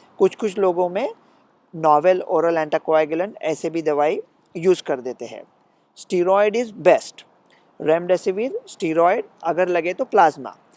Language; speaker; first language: Hindi; non-native, local second language; Marathi